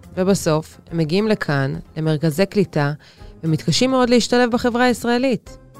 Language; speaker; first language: Hebrew; native; Hebrew